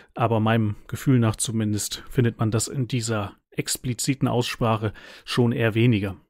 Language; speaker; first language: German; native; German